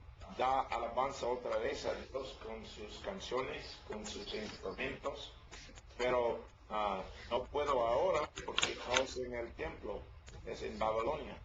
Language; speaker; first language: Spanish; non-native, learner; English